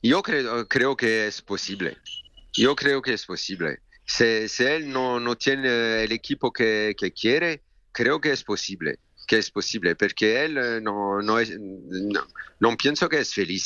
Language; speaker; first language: Spanish; non-native, learner; French